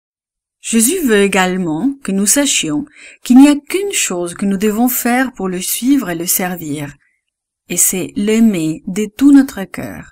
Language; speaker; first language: French; native; French